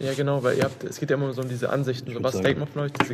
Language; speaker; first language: German; native; German